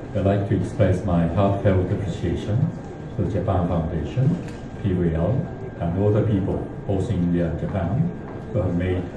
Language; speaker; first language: English; non-native, fluent; Japanese